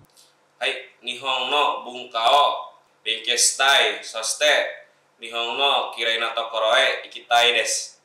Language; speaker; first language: Japanese; non-native, learner; Indonesian